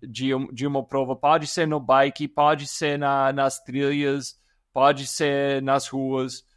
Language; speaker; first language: Portuguese; non-native, fluent; English